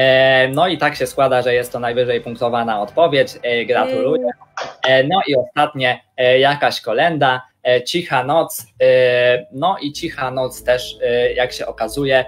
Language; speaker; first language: Polish; native; Polish